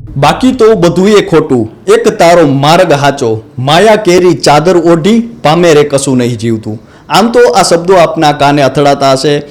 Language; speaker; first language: Gujarati; native; Gujarati